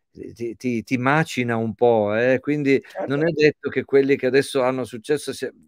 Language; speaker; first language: Italian; native; Italian